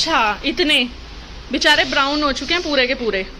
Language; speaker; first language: Hindi; native; Hindi